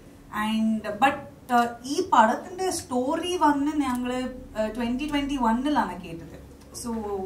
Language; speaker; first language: Malayalam; non-native, fluent; Kannada